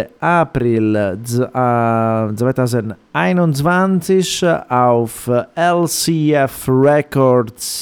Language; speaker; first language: German; non-native, fluent; Italian